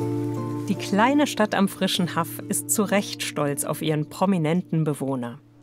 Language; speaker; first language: German; native; German